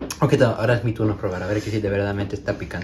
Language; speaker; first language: Spanish; early bilingual, heritage; Spanish